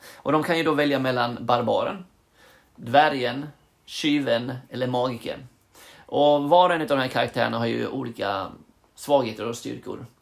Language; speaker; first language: Swedish; early bilingual, other home language; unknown